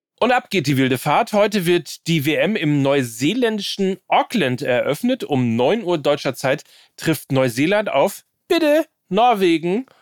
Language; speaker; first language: German; native; German